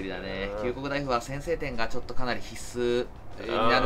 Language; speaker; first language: Japanese; native; Japanese